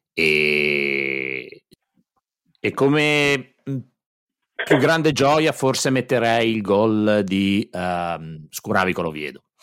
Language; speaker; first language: Italian; native; Italian